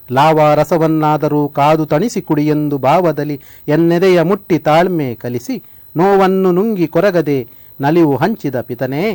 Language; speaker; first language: Kannada; non-native, local second language; Tulu